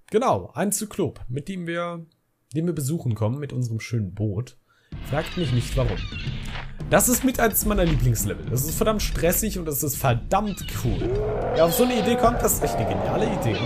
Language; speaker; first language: German; native; German